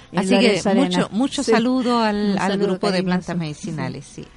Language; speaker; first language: Spanish; non-native, fluent; German